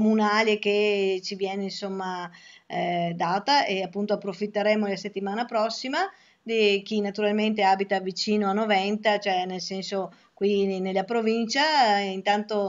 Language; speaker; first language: Italian; native; Italian